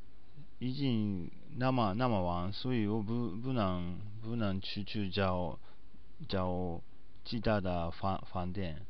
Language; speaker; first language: Chinese; non-native, learner; Japanese